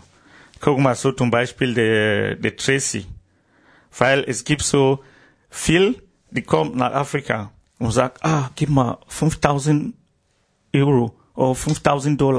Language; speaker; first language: German; non-native, learner; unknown